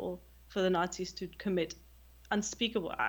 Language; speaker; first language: English; non-native, fluent; German